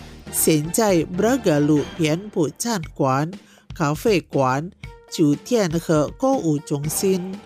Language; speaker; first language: Chinese; non-native, fluent; Indonesian